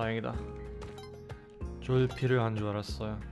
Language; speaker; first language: Korean; non-native, learner; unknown